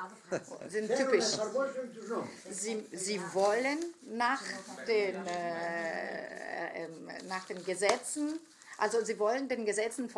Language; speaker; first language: German; non-native, fluent; Greek